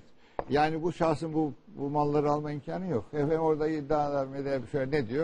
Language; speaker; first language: Turkish; native; Turkish